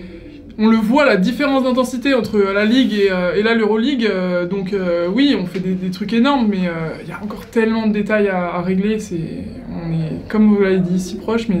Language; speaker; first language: French; native; French